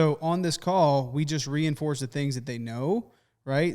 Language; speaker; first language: English; native; English